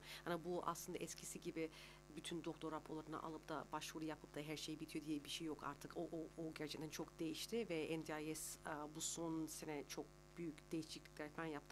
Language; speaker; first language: Turkish; early bilingual, heritage; Turkish